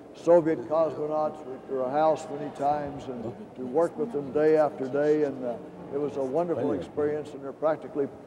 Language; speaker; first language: English; native; English